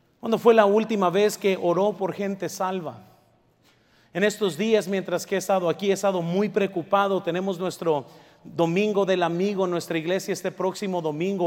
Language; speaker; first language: Spanish; early bilingual, heritage; Spanish